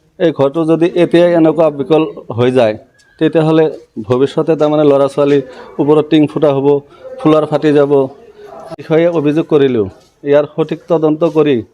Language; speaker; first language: Assamese; native; Assamese